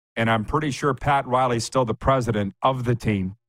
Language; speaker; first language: English; native; English